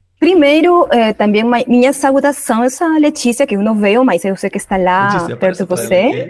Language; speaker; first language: Portuguese; non-native, learner; Spanish